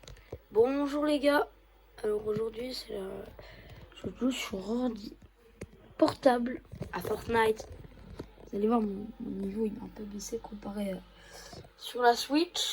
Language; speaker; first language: French; native; French